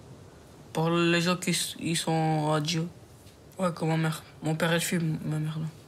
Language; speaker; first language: French; early bilingual, other home language; Romanian